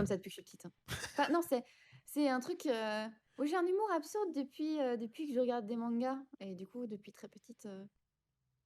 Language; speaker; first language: French; native; French